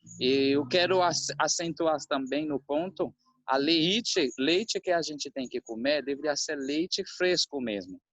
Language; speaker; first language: Portuguese; non-native, fluent; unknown